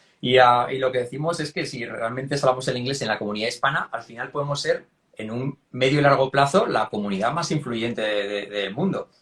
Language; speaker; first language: Spanish; native; Spanish